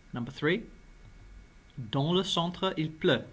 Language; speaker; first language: French; non-native, fluent; English